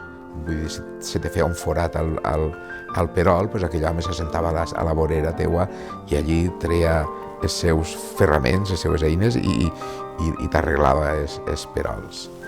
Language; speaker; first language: Catalan; native; Catalan